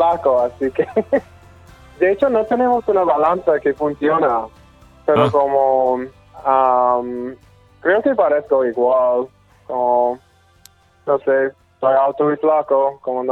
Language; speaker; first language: Spanish; non-native, fluent; English